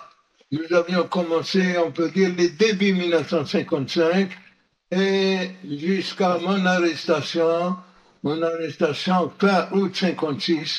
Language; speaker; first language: French; non-native, local second language; Arabic